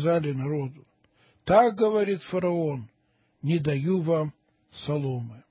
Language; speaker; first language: Russian; native; Russian